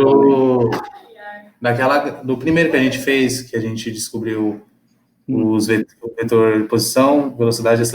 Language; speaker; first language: Portuguese; native; Portuguese